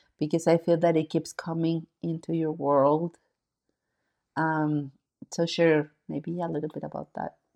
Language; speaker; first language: English; non-native, fluent; Spanish